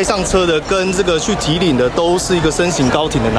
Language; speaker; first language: Chinese; native; Chinese